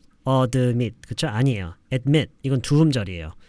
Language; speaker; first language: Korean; native; Korean